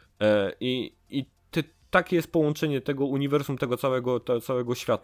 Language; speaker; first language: Polish; native; Polish